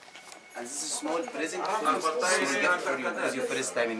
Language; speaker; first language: English; non-native, learner; Arabic